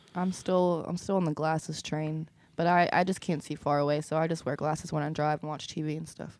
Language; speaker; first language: English; native; English